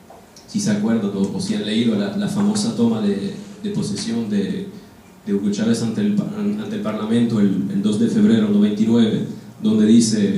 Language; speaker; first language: Spanish; non-native, fluent; French